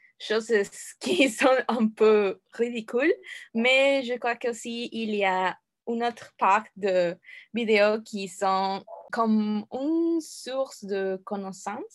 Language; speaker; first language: French; non-native, learner; Spanish